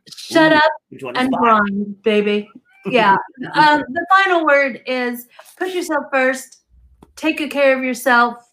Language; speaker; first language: English; native; English